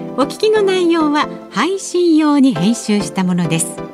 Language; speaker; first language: Japanese; early bilingual, other home language; Chinese